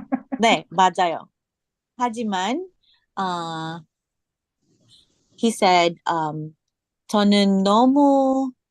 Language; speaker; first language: Korean; non-native, learner; English